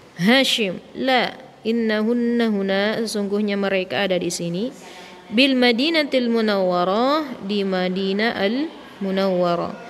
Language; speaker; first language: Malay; native; Malay